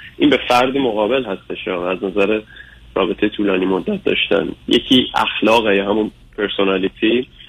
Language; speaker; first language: Persian; early bilingual, other home language; English